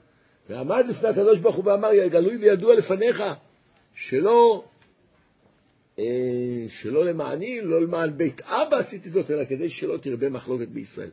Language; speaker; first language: Hebrew; native; Hebrew